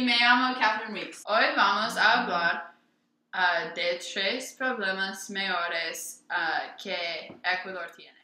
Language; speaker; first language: Spanish; non-native, learner; English